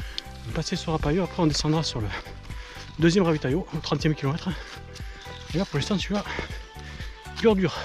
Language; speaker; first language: French; native; French